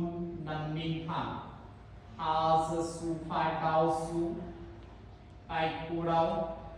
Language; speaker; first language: Vietnamese; non-native, learner; Indonesian